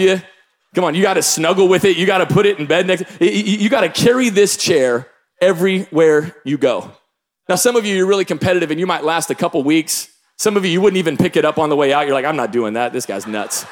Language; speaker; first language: English; native; English